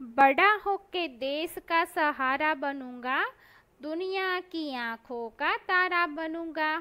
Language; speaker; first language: Hindi; non-native, local second language; Gujarati